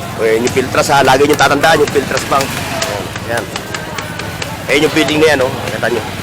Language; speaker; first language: Filipino; native; Filipino